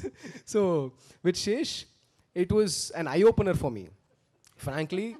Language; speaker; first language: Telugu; early bilingual, heritage; Telugu